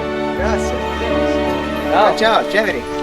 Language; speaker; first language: Spanish; non-native, learner; Portuguese